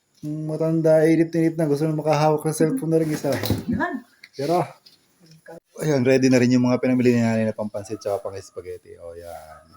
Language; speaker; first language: Filipino; native; Filipino